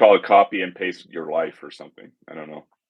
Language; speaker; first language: English; native; English